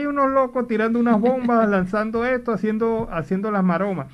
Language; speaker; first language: Spanish; native; Spanish